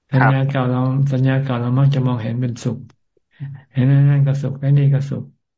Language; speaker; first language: Thai; native; Thai